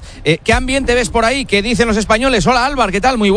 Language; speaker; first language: Spanish; native; Spanish